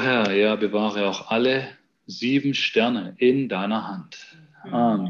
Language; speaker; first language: German; native; German